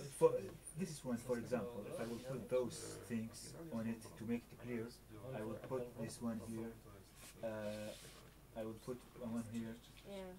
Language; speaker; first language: English; non-native, learner; Arabic